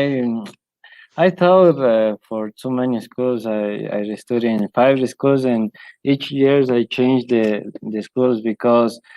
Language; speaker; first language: English; non-native, learner; Spanish